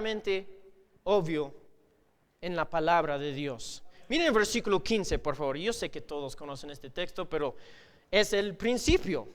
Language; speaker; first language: Spanish; non-native, fluent; English